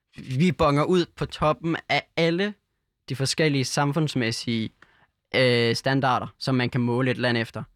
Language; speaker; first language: Danish; native; Danish